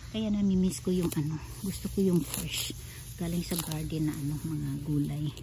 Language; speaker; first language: Filipino; non-native, local second language; Cebuano